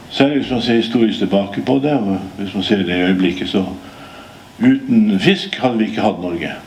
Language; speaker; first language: Norwegian; native; Norwegian